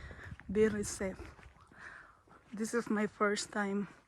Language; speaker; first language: English; non-native, learner; Filipino